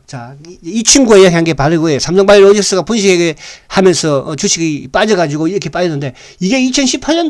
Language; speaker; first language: Korean; native; Korean